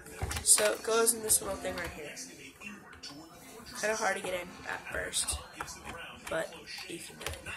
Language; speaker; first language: English; native; English